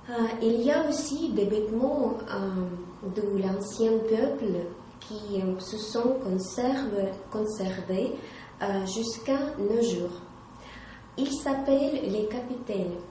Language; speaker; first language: French; non-native, learner; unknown